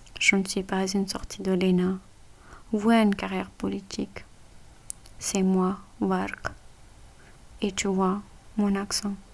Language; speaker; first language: French; non-native, fluent; Punjabi